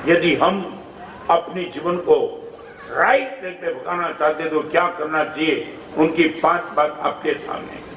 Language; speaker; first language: Hindi; non-native, local second language; Gujarati